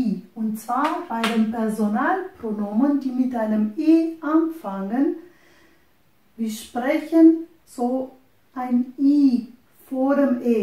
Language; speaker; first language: German; non-native, fluent; Romanian